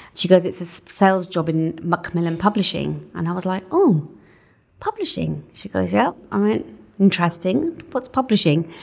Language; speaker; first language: English; non-native, local second language; Punjabi